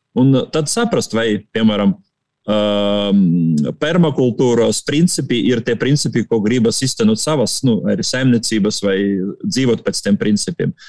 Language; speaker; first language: Latvian; non-native, local second language; Russian